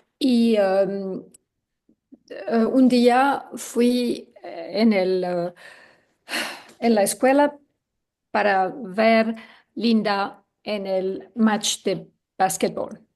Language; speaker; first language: Spanish; non-native, learner; English